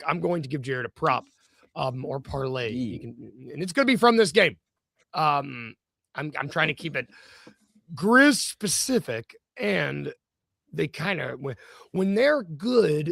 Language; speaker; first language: English; native; English